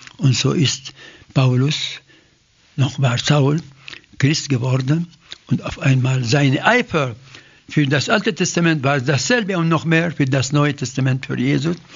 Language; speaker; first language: German; non-native, fluent; Arabic